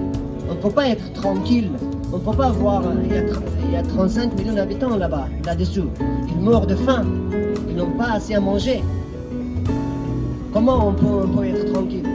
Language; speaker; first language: French; non-native, fluent; Persian